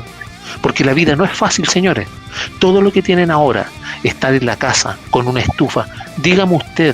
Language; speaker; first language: Spanish; native; Spanish